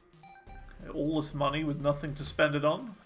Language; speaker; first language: English; native; English